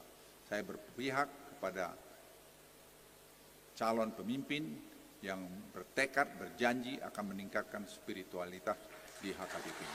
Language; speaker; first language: Indonesian; native; Indonesian